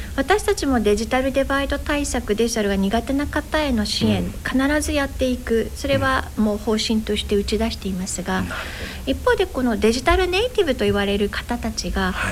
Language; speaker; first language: Japanese; native; Japanese